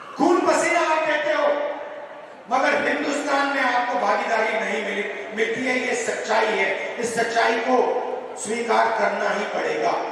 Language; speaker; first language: Hindi; native; Hindi